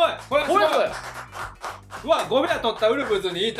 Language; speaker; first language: Japanese; native; Japanese